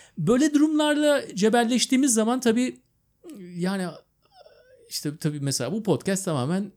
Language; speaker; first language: Turkish; native; Turkish